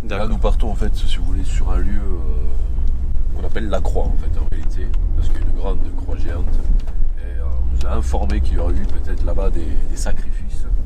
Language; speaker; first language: French; native; French